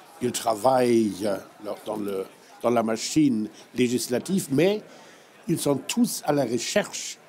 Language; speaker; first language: French; non-native, fluent; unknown